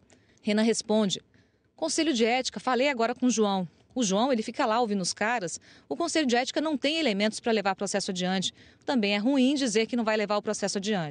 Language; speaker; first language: Portuguese; native; Portuguese